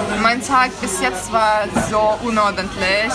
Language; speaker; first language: German; non-native, learner; Turkish